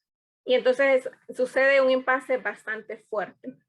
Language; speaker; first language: Spanish; native; Spanish